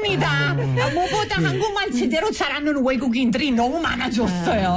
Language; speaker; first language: Korean; non-native, fluent; Italian